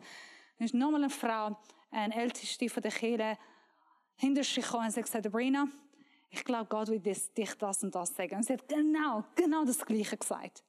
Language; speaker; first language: German; non-native, learner; Persian